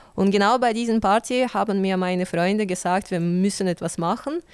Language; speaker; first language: German; non-native, fluent; Ukrainian